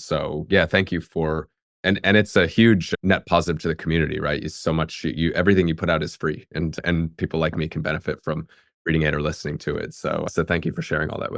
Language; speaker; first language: English; native; English